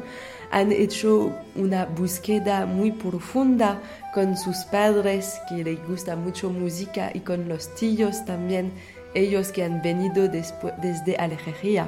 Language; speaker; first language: Spanish; non-native, learner; French